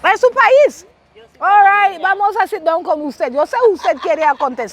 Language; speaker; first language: Spanish; non-native, learner; English